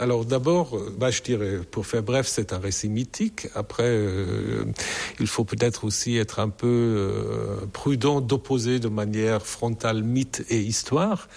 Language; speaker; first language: French; non-native, fluent; German